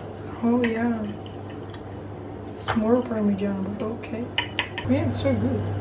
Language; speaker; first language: English; non-native, learner; Italian